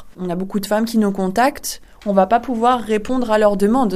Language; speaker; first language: French; native; French